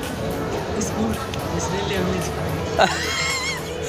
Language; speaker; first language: English; non-native, learner; Nepali